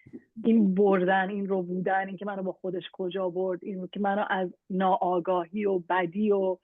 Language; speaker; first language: Persian; native; Persian